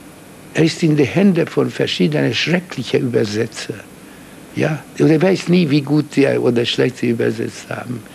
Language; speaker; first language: German; non-native, fluent; Hungarian